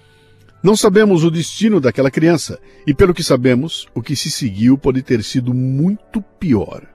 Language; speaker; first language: Portuguese; native; Portuguese